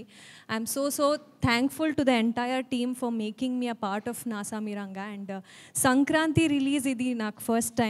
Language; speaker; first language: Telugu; non-native, learner; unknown